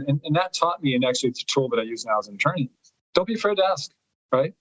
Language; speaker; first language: English; early bilingual, other home language; Italian